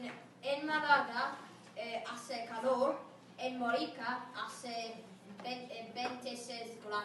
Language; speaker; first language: Spanish; non-native, learner; English